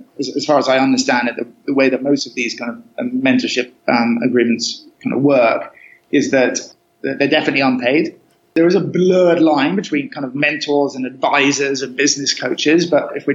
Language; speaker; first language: English; native; English